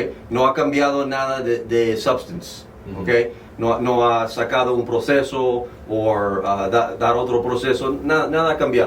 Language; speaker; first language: Spanish; early bilingual, heritage; Spanish